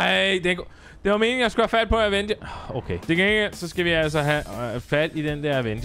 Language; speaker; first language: Danish; native; Danish